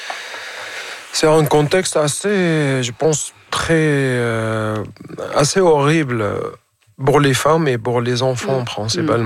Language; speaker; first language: French; non-native, fluent; Arabic